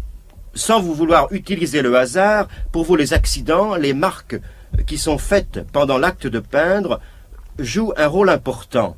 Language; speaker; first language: French; native; French